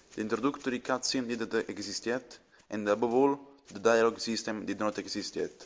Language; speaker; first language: English; non-native, fluent; Italian